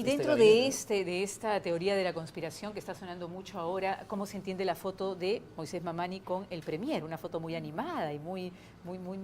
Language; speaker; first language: Spanish; native; Spanish